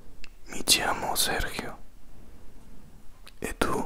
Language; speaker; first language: Italian; non-native, learner; Spanish